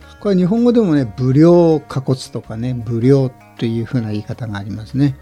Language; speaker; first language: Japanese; native; Japanese